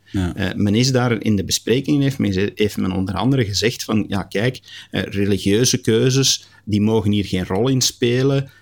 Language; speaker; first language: Dutch; native; Dutch